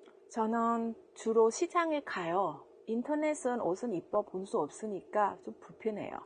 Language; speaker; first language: Korean; non-native, fluent; Vietnamese